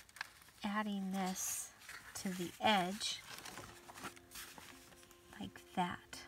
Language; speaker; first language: English; native; English